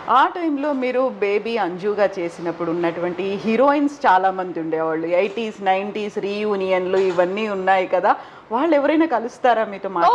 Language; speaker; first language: Telugu; native; Telugu